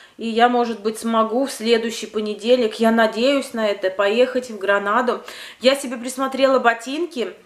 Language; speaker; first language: Russian; native; Russian